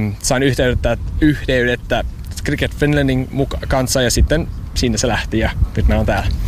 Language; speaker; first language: Finnish; non-native, fluent; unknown